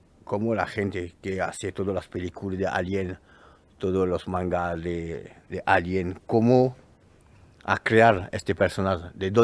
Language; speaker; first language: Spanish; non-native, learner; French